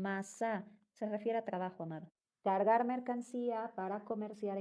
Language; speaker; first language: Spanish; native; Spanish